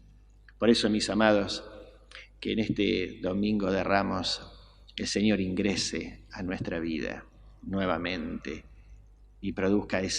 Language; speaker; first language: Spanish; native; Spanish